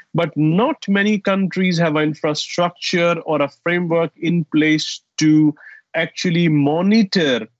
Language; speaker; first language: English; non-native, fluent; Arabic